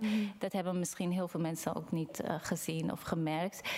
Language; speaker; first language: Dutch; non-native, fluent; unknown